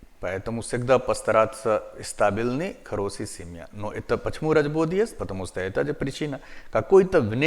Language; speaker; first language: Russian; non-native, learner; Hindi